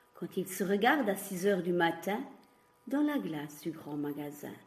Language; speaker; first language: French; non-native, fluent; Portuguese